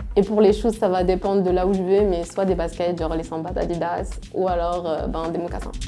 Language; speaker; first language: French; non-native, local second language; Arabic